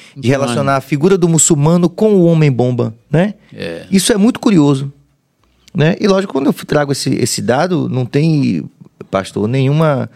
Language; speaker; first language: Portuguese; non-native, fluent; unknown